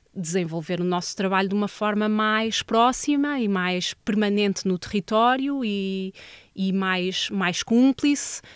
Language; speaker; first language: Portuguese; native; Portuguese